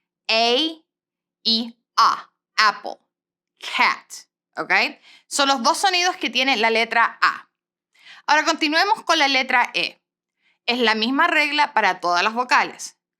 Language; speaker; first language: Spanish; non-native, fluent; English